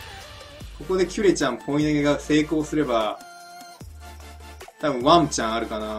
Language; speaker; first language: Japanese; native; Japanese